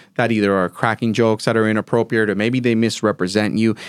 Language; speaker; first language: English; early bilingual, other home language; Spanish